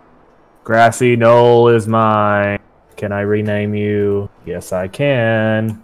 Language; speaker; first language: English; native; English